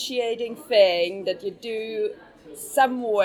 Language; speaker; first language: English; non-native, fluent; German